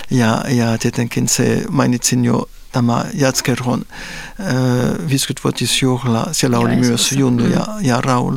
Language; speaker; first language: Finnish; non-native, fluent; Spanish